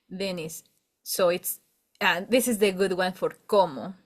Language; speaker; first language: English; non-native, learner; Spanish